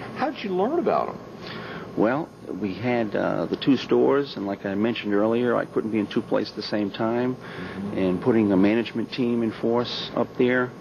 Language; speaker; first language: English; native; English